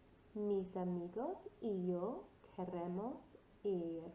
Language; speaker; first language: Spanish; non-native, fluent; English